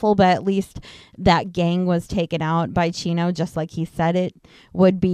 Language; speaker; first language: English; native; English